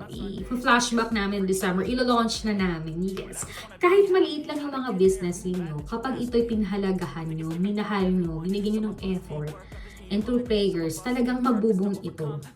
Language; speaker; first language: Filipino; native; Filipino